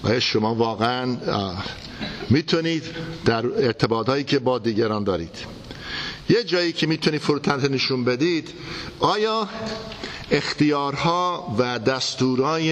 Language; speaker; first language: Persian; non-native, fluent; English